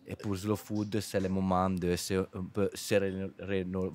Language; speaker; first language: French; non-native, fluent; Italian